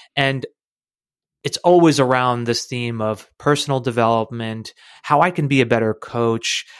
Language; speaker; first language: English; native; English